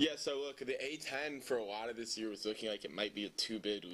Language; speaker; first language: English; native; English